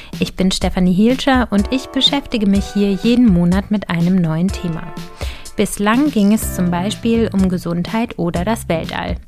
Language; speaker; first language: German; native; German